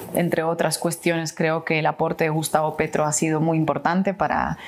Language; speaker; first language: Spanish; non-native, fluent; Russian